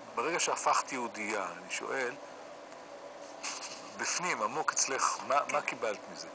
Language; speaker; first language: Hebrew; native; Hebrew